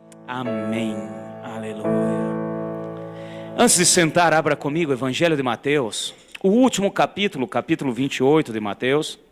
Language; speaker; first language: Portuguese; native; Portuguese